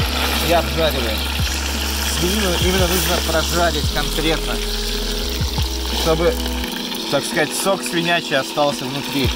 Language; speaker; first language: Russian; native; Russian